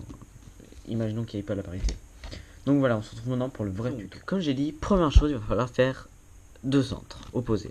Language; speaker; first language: French; native; French